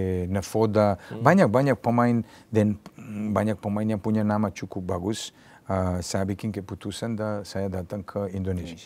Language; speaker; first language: Indonesian; non-native, fluent; Serbian